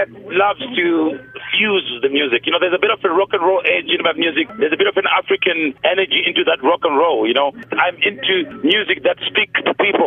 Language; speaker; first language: English; non-native, local second language; Shona